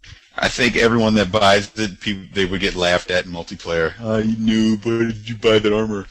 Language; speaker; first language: English; native; English